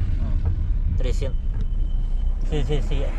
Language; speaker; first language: Spanish; non-native, learner; Thai